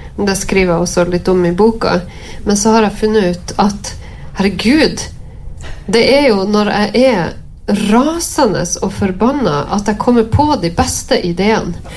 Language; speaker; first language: Norwegian; native; Norwegian